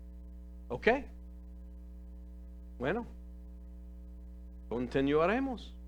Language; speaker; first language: Spanish; non-native, fluent; English